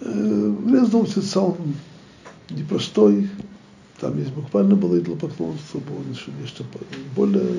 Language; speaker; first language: Russian; native; Russian